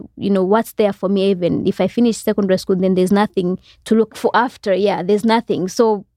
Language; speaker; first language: English; non-native, local second language; Kinyarwanda